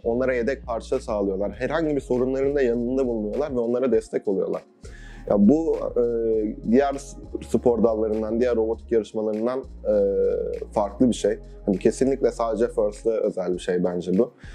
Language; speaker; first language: Turkish; native; Turkish